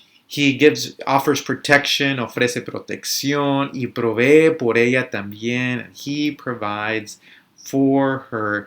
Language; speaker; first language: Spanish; early bilingual, other home language; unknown